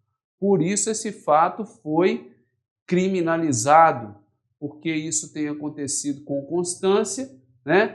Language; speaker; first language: Portuguese; native; Portuguese